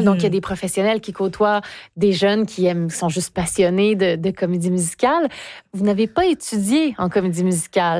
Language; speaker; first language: French; native; French